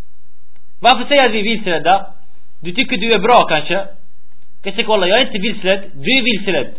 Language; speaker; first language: Swedish; early bilingual, other home language; Arabic